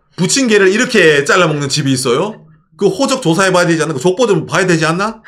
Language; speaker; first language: Korean; native; Korean